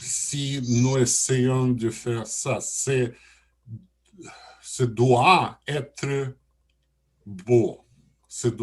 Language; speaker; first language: French; non-native, learner; Russian